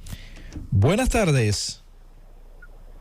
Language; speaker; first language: Spanish; native; Spanish